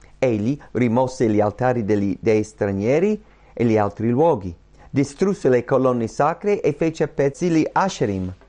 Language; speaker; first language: Italian; non-native, fluent; English